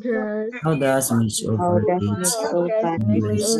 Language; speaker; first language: English; non-native, learner; Indonesian